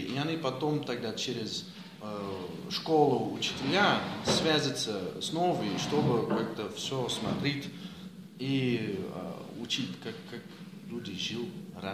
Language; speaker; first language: Russian; non-native, fluent; Dutch